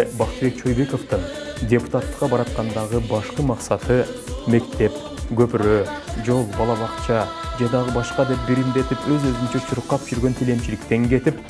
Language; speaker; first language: Kyrgyz; native; Kyrgyz